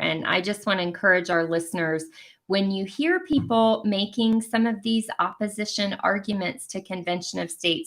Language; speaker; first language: English; native; English